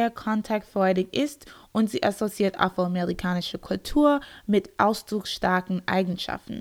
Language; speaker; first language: German; non-native, learner; English